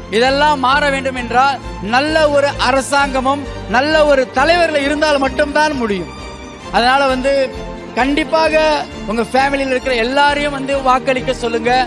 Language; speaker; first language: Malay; non-native, local second language; Tamil